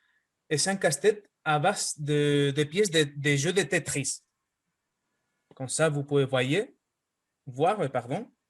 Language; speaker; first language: French; non-native, fluent; Spanish